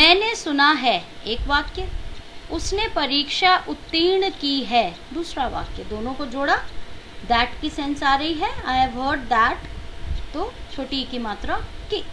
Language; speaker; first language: Hindi; native; Hindi